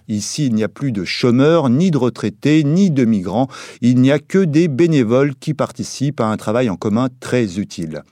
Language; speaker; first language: French; native; French